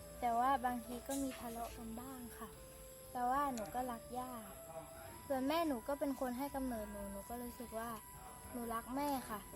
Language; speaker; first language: Thai; native; Thai